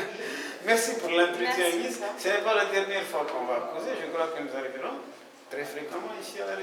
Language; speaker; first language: French; non-native, fluent; Russian